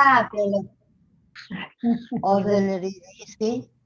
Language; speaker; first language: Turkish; non-native, learner; Spanish